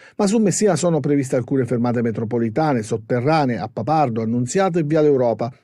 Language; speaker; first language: Italian; native; Italian